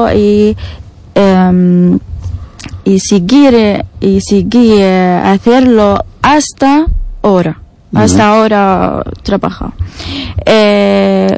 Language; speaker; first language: Spanish; non-native, learner; Arabic